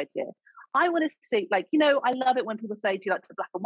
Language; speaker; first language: English; native; English